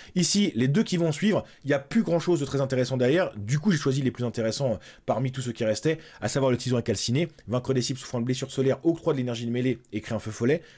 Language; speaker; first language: French; native; French